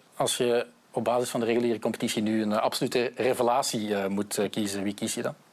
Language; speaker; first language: Dutch; native; Dutch